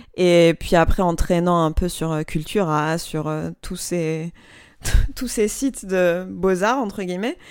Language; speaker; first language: French; non-native, local second language; Arabic